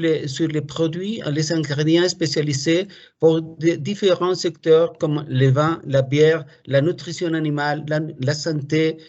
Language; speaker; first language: French; non-native, fluent; Spanish